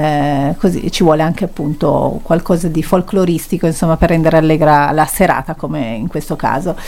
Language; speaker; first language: Italian; native; Italian